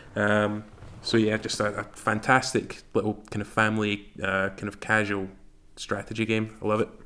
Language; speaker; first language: English; native; English